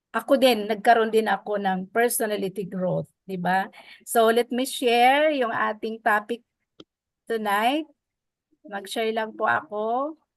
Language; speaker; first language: Filipino; non-native, local second language; Waray